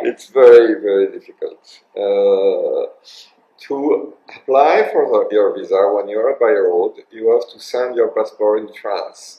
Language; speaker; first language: English; non-native, learner; French